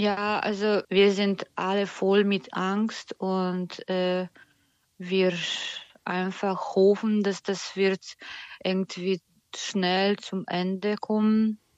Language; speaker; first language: German; non-native, learner; Ukrainian